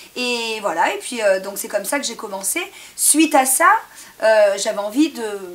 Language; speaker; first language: French; native; French